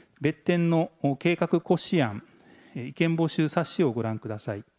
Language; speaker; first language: Japanese; native; Japanese